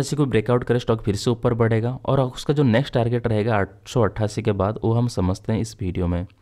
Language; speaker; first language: Hindi; native; Hindi